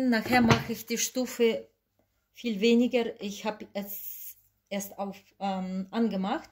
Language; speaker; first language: German; non-native, fluent; Russian